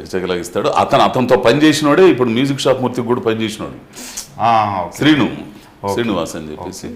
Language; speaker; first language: Telugu; native; Telugu